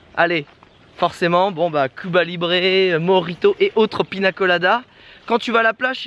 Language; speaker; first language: French; native; French